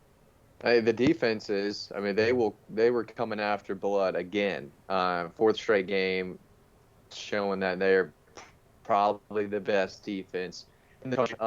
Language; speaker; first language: English; native; English